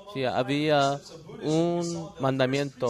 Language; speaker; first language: Spanish; non-native, learner; Korean